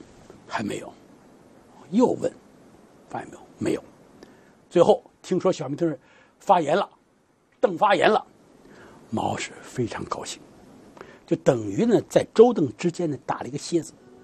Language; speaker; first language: Chinese; native; Chinese